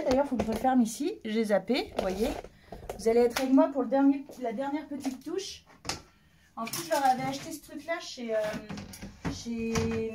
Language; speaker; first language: French; native; French